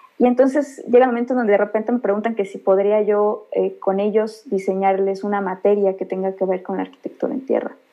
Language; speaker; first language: Spanish; native; Spanish